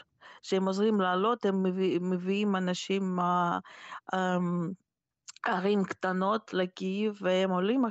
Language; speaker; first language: Hebrew; non-native, fluent; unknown